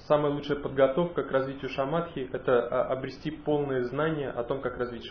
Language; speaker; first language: Russian; native; Russian